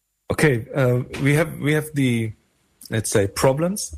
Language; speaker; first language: English; non-native, fluent; German